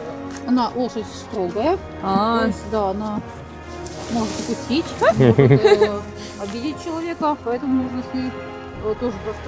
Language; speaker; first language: Russian; native; Russian